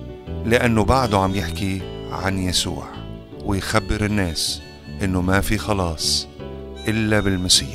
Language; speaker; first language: Arabic; native; Arabic